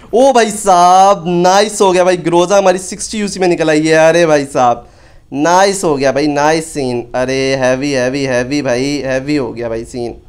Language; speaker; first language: Hindi; native; Hindi